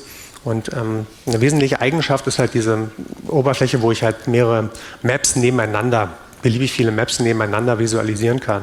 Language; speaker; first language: German; native; German